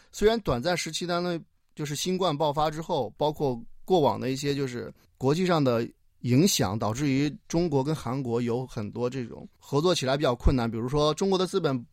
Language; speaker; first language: Chinese; native; Chinese